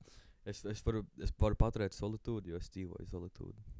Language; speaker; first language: Latvian; native; Latvian